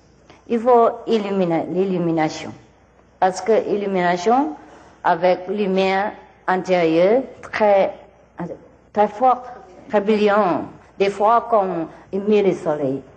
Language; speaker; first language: French; non-native, learner; Vietnamese